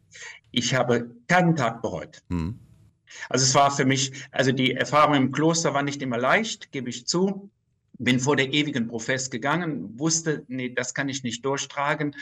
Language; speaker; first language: German; native; German